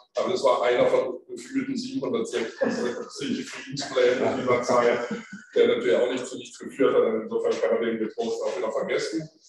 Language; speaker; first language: German; early bilingual, other home language; French